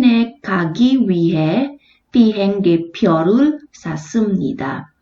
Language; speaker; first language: Korean; non-native, fluent; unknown